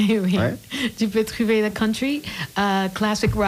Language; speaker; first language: French; non-native, learner; English